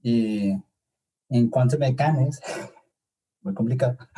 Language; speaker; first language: Spanish; early bilingual, heritage; English